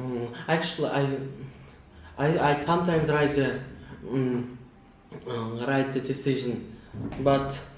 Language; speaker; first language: English; non-native, learner; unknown